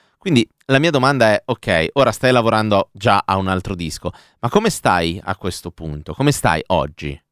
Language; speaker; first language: Italian; native; Italian